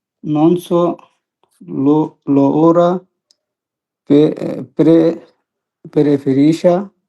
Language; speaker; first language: Italian; non-native, learner; Bangla